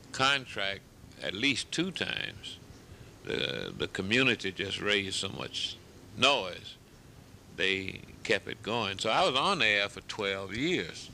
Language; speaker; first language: English; native; English